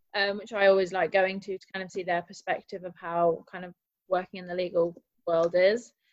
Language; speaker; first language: English; native; English